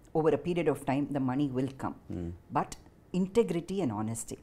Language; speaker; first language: English; non-native, local second language; Tamil